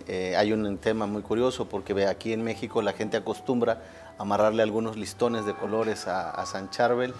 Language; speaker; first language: Spanish; native; Spanish